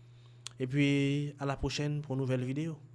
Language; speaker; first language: French; non-native, local second language; Haitian Creole